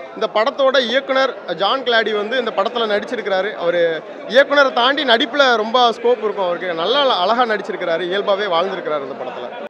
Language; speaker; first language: Tamil; native; Tamil